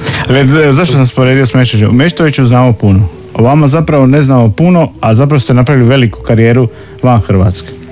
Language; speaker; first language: Serbian; native; Serbian